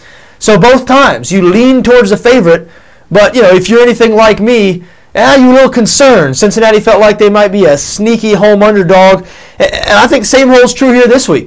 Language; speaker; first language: English; native; English